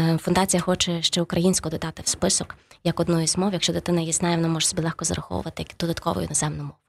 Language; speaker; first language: Ukrainian; native; Ukrainian